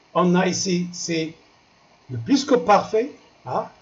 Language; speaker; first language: French; non-native, local second language; Arabic